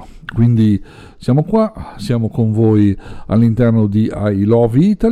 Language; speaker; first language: Italian; native; Italian